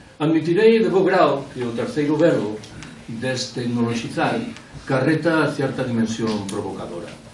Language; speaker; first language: Galician; non-native, local second language; Spanish